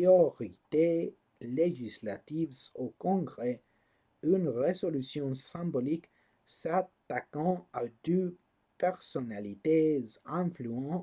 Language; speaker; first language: French; non-native, learner; English